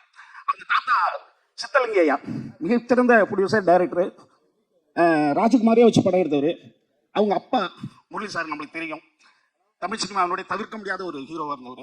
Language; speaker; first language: Tamil; native; Tamil